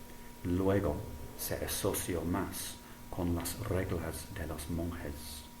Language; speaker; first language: Spanish; non-native, fluent; English